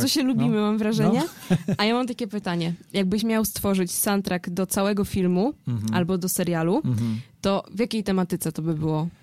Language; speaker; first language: Polish; native; Polish